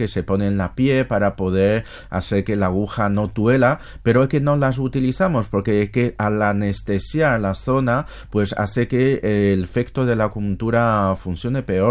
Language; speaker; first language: Spanish; non-native, fluent; Chinese